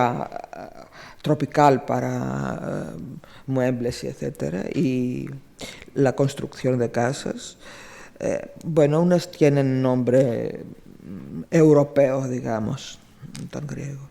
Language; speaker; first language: Spanish; non-native, fluent; Greek